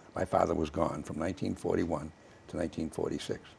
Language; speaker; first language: English; native; English